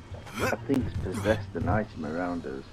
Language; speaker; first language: English; native; English